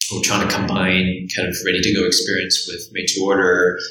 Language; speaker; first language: English; early bilingual, other home language; Korean